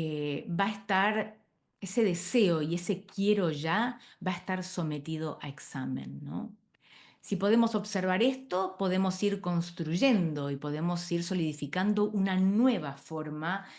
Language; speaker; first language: Spanish; native; Spanish